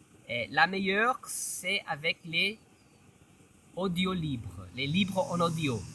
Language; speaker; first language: French; non-native, fluent; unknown